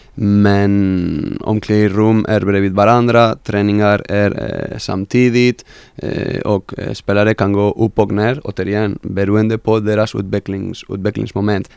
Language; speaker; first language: Swedish; non-native, fluent; Spanish